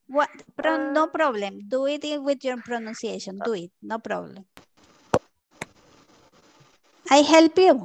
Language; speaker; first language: English; non-native, fluent; Spanish